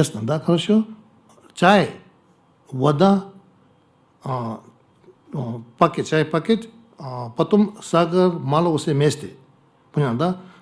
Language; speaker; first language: Russian; non-native, learner; Tibetan